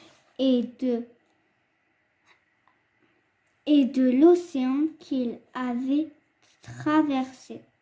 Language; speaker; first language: French; non-native, fluent; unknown